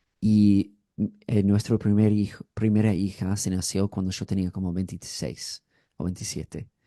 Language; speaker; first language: Spanish; non-native, fluent; English